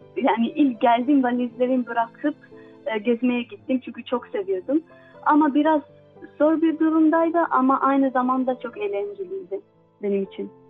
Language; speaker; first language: Turkish; non-native, learner; Albanian